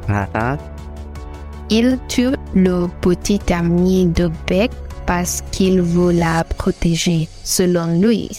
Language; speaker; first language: French; non-native, learner; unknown